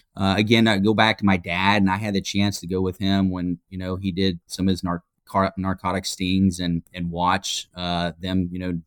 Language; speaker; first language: English; native; English